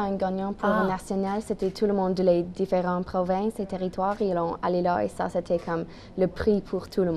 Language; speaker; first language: French; non-native, local second language; English